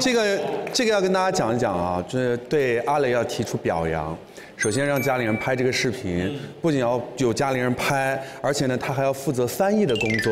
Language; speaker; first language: Chinese; native; Chinese